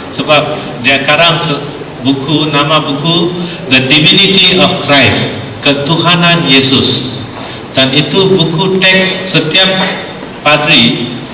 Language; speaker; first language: Malay; non-native, local second language; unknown